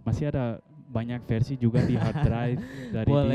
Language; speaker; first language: Indonesian; non-native, fluent; Dutch